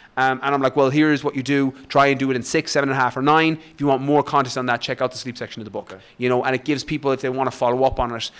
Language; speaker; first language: English; native; English